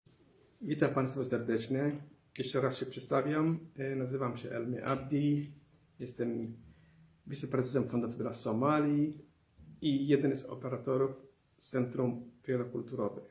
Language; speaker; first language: Polish; non-native, fluent; Somali